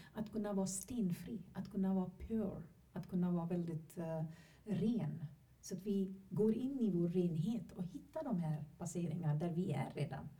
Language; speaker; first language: Swedish; non-native, fluent; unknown